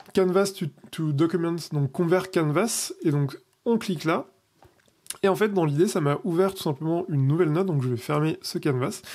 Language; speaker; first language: French; native; French